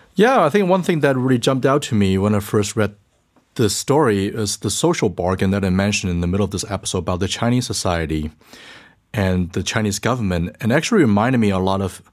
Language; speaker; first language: English; early bilingual, other home language; Chinese